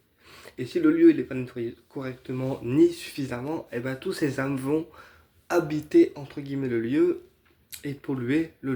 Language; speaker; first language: French; native; French